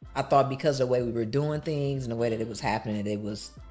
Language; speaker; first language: English; native; English